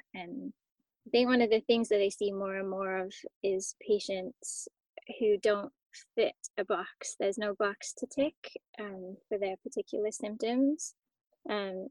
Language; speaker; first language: English; native; English